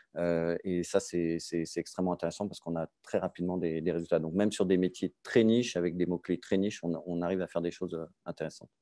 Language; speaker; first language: French; native; French